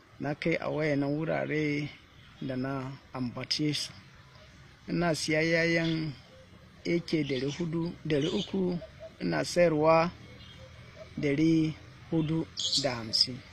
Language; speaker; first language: Hausa; non-native, local second language; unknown